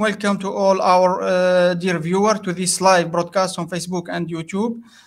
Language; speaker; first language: English; non-native, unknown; Arabic